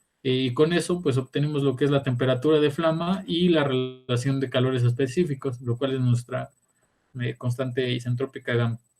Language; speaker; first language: Spanish; native; Spanish